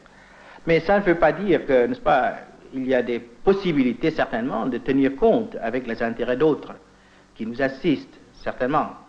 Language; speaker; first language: French; non-native, fluent; Indonesian